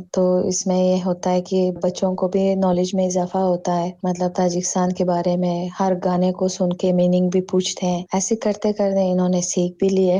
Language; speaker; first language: Urdu; non-native, fluent; Tajik